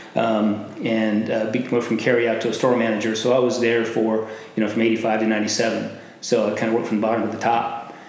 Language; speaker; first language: English; native; English